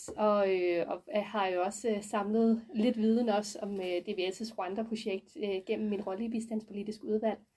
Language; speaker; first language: Danish; native; Danish